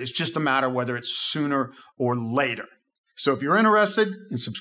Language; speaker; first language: English; native; English